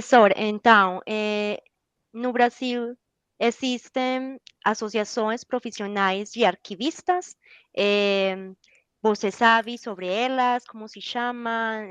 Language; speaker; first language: Portuguese; non-native, learner; Spanish